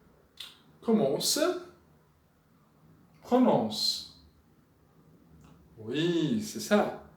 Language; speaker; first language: French; non-native, fluent; Portuguese